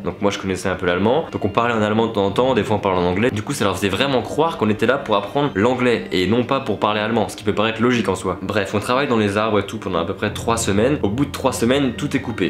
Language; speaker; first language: French; native; French